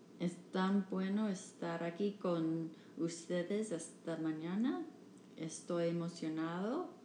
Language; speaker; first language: Spanish; non-native, learner; English